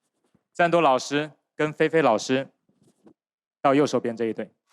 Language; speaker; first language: Chinese; native; Chinese